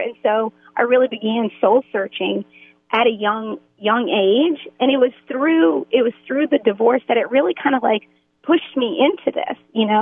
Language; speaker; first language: English; native; English